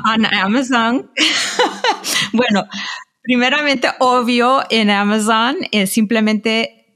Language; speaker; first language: Spanish; early bilingual, heritage; Spanish